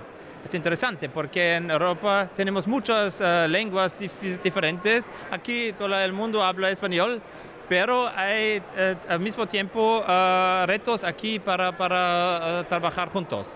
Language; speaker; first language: Spanish; non-native, fluent; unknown